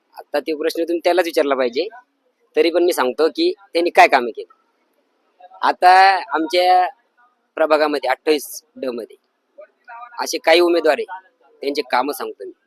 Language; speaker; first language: Marathi; native; Marathi